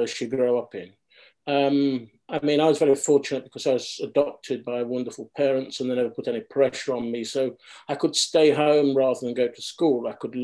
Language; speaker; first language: English; native; English